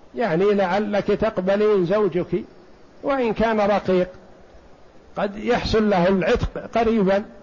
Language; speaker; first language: Arabic; native; Arabic